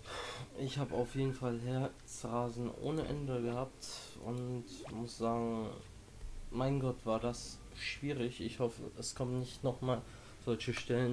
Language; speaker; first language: German; native; German